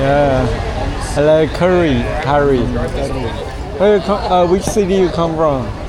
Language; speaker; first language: English; non-native, learner; Chinese